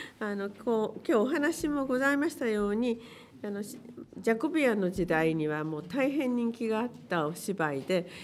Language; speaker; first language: Japanese; native; Japanese